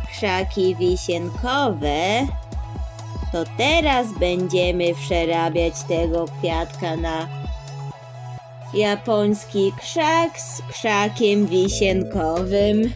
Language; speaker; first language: Polish; early bilingual, heritage; Polish